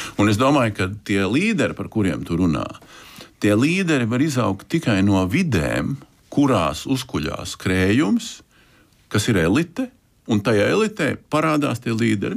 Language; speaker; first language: Latvian; native; Latvian